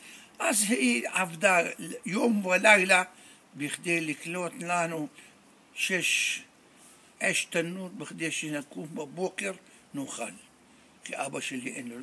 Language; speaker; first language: Hebrew; non-native, fluent; Arabic